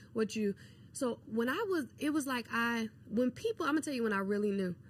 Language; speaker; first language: English; native; English